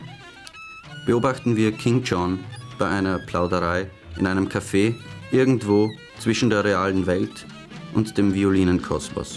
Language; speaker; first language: German; native; German